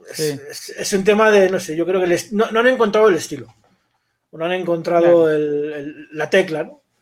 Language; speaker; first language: Spanish; native; Spanish